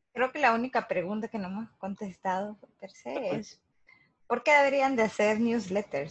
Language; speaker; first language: Spanish; native; Spanish